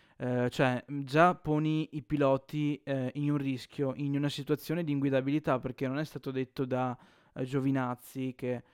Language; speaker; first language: Italian; native; Italian